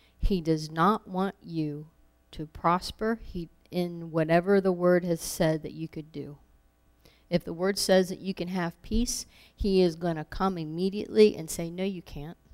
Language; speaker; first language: English; native; English